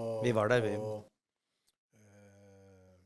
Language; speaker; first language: Norwegian; early bilingual, other home language; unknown